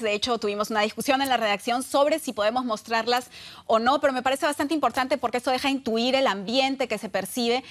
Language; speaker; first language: Spanish; native; Spanish